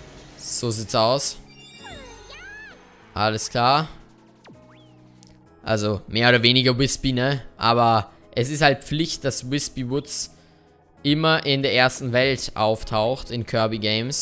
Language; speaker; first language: German; native; German